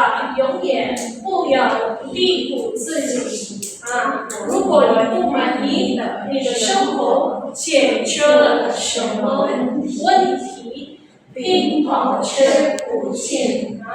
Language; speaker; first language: Chinese; non-native, fluent; Indonesian